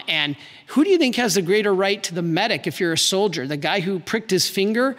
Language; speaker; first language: English; native; English